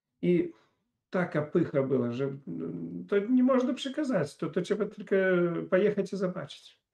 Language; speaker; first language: Polish; non-native, fluent; Russian